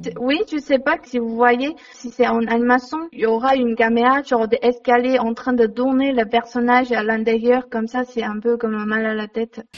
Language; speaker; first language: French; non-native, learner; Chinese